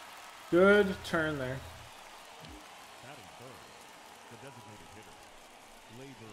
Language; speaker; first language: English; native; English